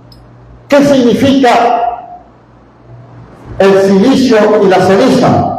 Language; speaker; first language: Spanish; native; Spanish